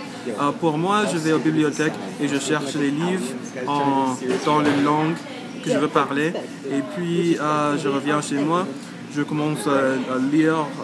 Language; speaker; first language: French; non-native, learner; English